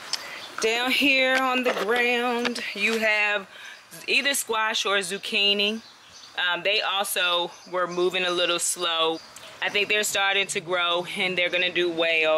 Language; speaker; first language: English; native; English